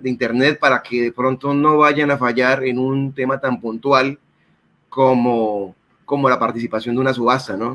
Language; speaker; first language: Spanish; native; Spanish